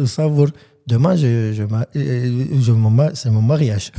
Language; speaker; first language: French; non-native, learner; Armenian